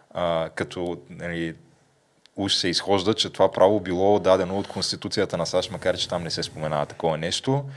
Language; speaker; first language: Bulgarian; native; Bulgarian